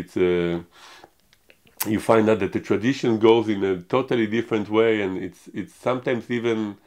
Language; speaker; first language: English; non-native, fluent; Hebrew